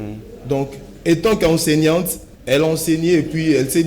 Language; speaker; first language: French; non-native, local second language; Lingala